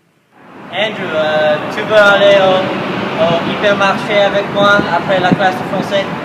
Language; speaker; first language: French; non-native, learner; English